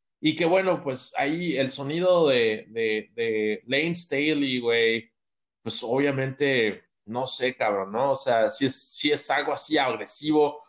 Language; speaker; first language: Spanish; native; Spanish